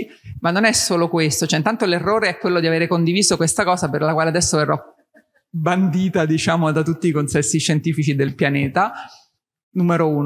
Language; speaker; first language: Italian; native; Italian